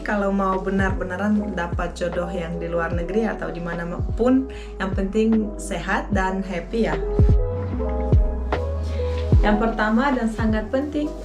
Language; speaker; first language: Indonesian; non-native, fluent; Russian